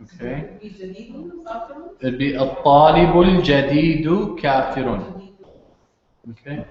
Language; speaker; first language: Arabic; non-native, fluent; English